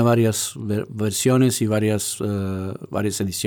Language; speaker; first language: Spanish; non-native, fluent; Serbian